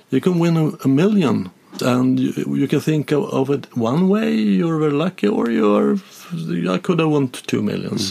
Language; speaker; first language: English; non-native, fluent; Swedish